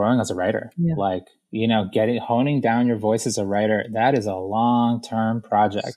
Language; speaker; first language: English; native; English